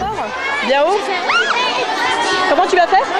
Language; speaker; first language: French; native; French